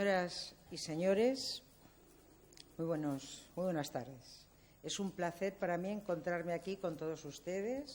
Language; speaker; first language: Spanish; native; Spanish